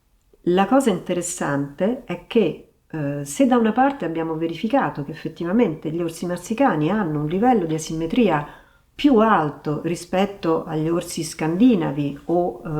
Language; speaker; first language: Italian; native; Italian